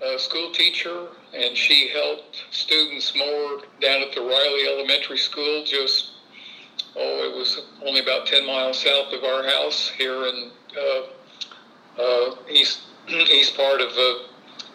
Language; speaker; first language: English; native; English